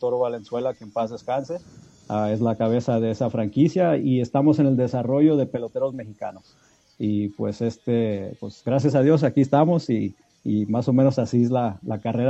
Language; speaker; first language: Spanish; early bilingual, heritage; Spanish